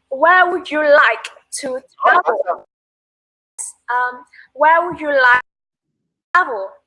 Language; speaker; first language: English; non-native, learner; Vietnamese